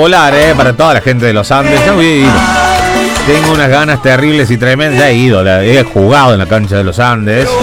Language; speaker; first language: Spanish; native; Spanish